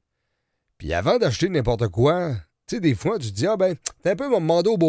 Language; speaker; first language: French; native; French